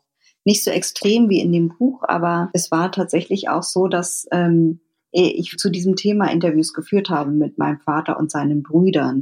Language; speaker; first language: German; early bilingual, other home language; Vietnamese